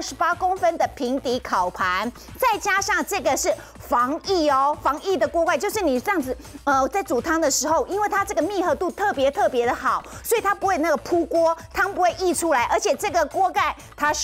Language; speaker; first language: Chinese; native; Chinese